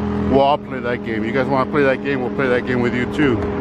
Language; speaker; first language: English; early bilingual, other home language; Spanish